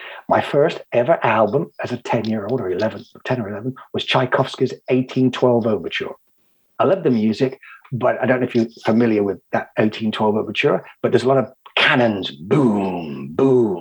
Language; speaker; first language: English; native; English